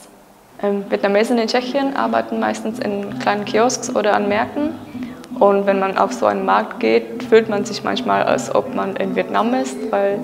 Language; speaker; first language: German; non-native, fluent; Czech